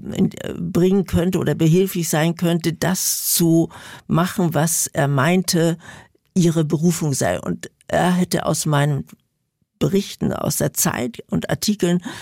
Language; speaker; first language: German; native; German